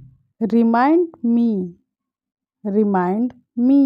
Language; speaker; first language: English; non-native, fluent; Hindi